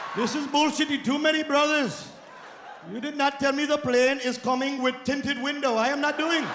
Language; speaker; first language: English; native; English